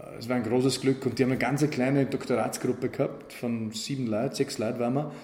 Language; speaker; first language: German; native; German